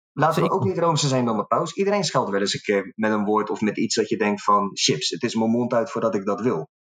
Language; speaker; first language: Dutch; early bilingual, other home language; Arabic